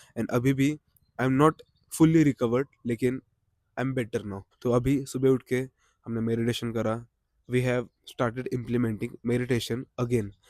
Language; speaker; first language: Hindi; non-native, local second language; Marathi